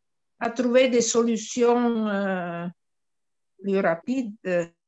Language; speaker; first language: French; non-native, fluent; Italian